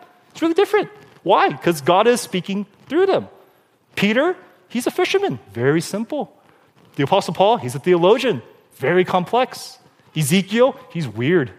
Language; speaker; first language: English; native; English